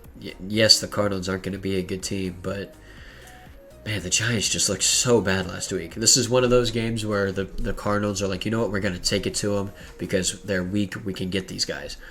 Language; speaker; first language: English; native; English